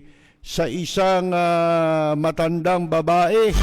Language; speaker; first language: Filipino; native; Filipino